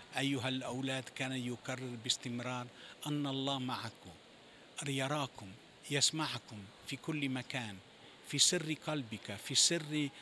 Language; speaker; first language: Arabic; non-native, fluent; Italian